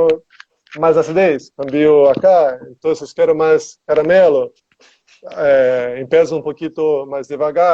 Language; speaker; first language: Spanish; non-native, learner; Portuguese